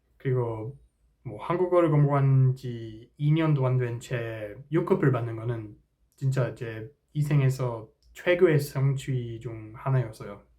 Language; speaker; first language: Korean; non-native, fluent; English